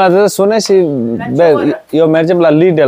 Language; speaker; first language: Romanian; non-native, learner; Bangla